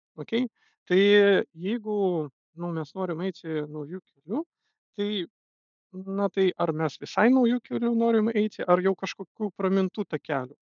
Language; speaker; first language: Lithuanian; non-native, local second language; Russian